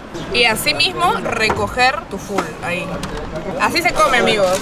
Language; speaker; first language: Spanish; native; Spanish